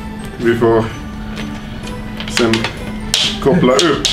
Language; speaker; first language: Swedish; native; Swedish